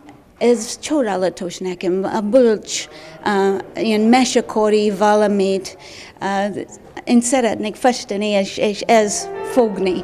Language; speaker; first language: Hungarian; non-native, learner; English